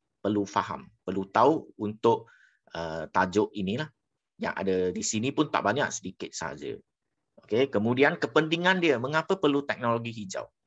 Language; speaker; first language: Malay; non-native, local second language; Chinese